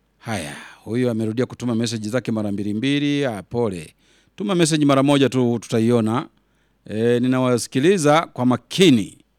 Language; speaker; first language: Swahili; native; Swahili